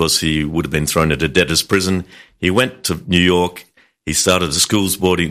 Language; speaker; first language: English; native; English